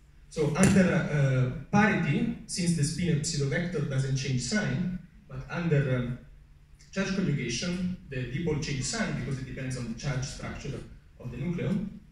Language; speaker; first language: English; non-native, fluent; Italian